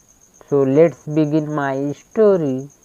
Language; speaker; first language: English; non-native, learner; Hindi